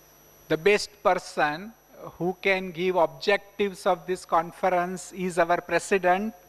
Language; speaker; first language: Hindi; native; Hindi